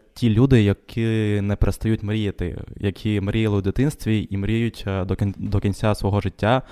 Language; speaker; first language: Ukrainian; non-native, local second language; Russian